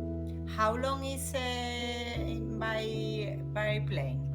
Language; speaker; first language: English; non-native, learner; Spanish